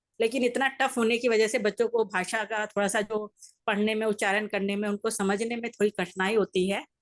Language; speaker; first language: Hindi; native; Hindi